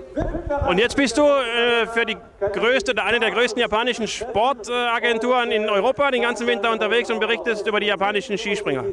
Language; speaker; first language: German; native; German